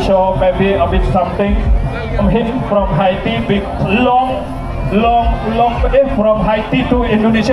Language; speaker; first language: English; non-native, learner; Indonesian